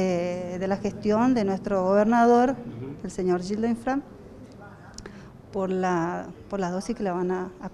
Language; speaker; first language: Spanish; native; Spanish